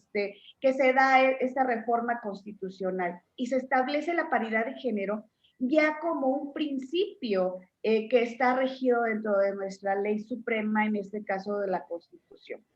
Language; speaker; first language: Spanish; native; Spanish